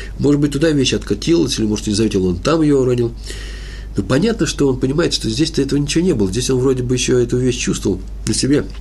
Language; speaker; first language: Russian; native; Russian